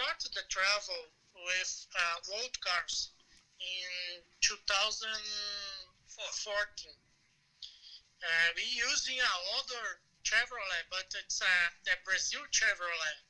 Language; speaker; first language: English; non-native, learner; Portuguese